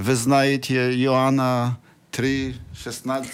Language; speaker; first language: Russian; non-native, learner; Polish